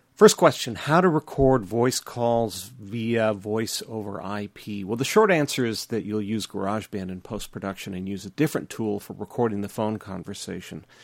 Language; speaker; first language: English; native; English